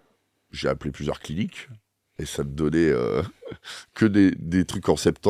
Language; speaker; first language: French; native; French